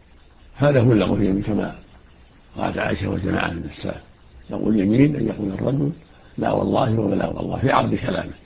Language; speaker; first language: Arabic; native; Arabic